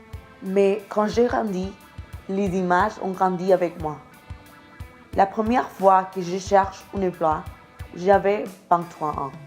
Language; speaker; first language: French; non-native, learner; English